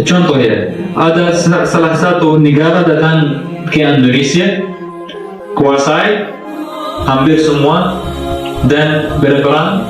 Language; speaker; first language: Indonesian; non-native, fluent; Arabic